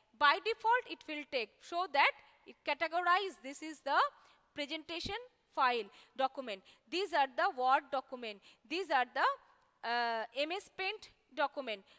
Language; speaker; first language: English; non-native, local second language; Bangla